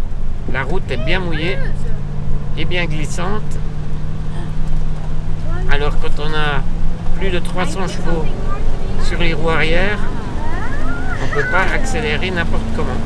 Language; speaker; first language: French; native; French